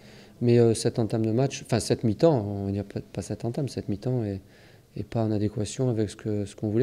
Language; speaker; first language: French; native; French